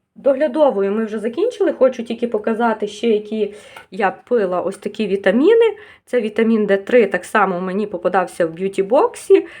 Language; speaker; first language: Ukrainian; native; Ukrainian